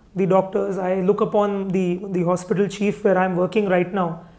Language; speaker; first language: English; non-native, local second language; Hindi